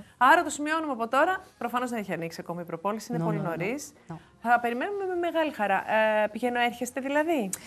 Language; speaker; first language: Greek; native; Greek